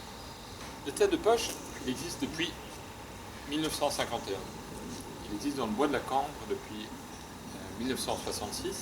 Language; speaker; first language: French; native; French